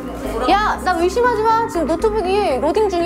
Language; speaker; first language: Korean; native; Korean